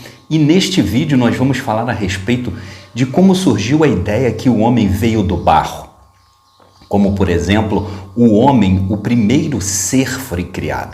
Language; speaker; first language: Portuguese; native; Portuguese